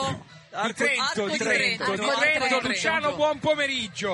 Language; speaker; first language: Italian; native; Italian